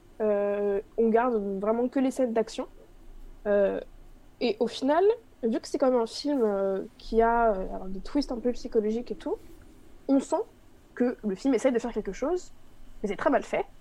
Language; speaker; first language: French; native; French